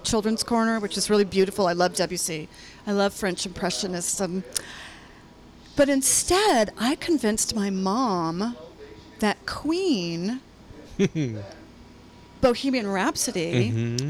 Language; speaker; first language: English; native; English